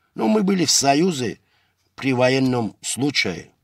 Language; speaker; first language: Russian; non-native, local second language; Avaric